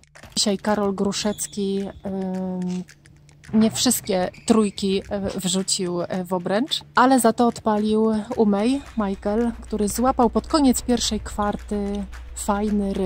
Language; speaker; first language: Polish; native; Polish